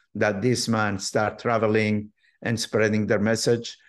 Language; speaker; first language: English; non-native, fluent; Arabic